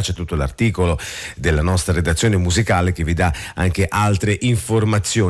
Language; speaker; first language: Italian; native; Italian